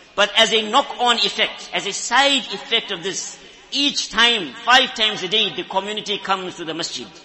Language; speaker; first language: English; native; English